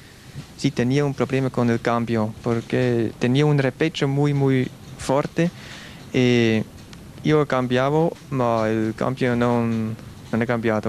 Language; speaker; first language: Spanish; non-native, learner; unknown